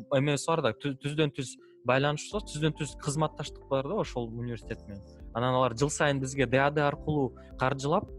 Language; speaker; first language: Kyrgyz; native; Kyrgyz